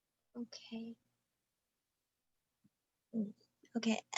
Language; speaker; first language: English; non-native, learner; Chinese